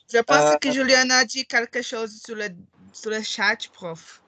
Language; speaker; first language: French; non-native, learner; Portuguese